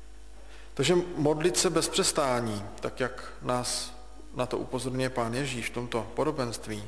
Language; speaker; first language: Czech; native; Czech